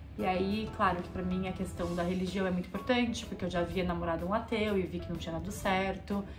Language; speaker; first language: Portuguese; native; Portuguese